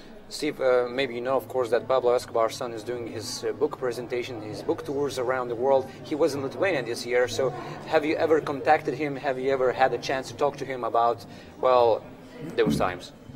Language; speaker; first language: English; non-native, fluent; Lithuanian